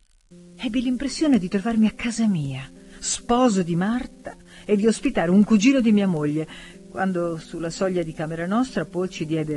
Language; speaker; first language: Italian; native; Italian